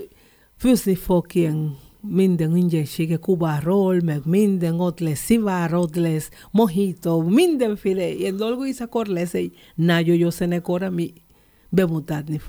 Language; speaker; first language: Hungarian; non-native, learner; Spanish